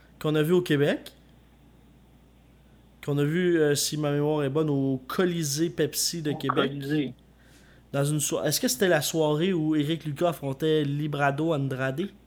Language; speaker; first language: French; native; French